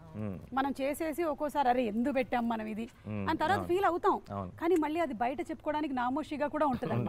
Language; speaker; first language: Telugu; native; Telugu